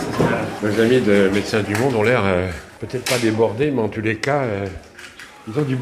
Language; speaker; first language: French; native; French